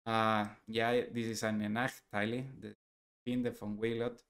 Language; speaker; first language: German; non-native, learner; Spanish